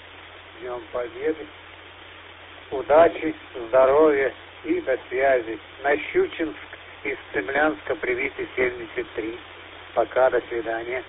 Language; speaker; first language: Russian; native; Russian